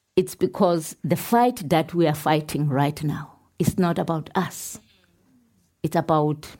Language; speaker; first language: English; non-native, local second language; Xhosa